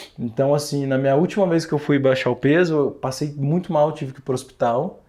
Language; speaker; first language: Portuguese; native; Portuguese